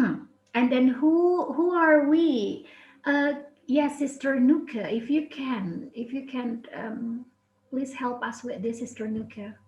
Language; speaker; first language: English; non-native, fluent; Indonesian